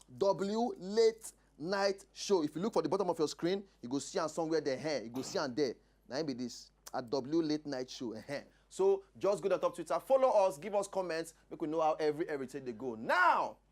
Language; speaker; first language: Nigerian Pidgin; native; Nigerian Pidgin